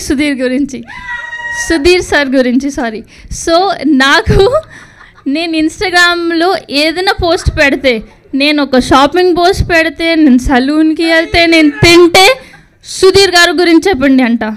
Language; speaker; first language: Telugu; non-native, learner; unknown